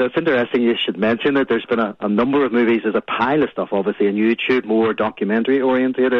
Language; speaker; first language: English; native; English